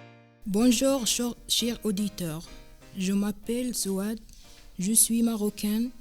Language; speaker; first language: French; non-native, learner; Arabic